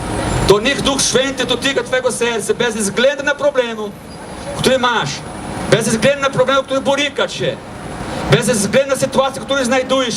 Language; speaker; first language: Polish; non-native, fluent; Portuguese